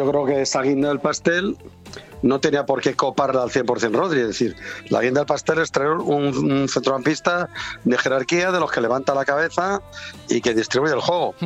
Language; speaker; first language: Spanish; native; Spanish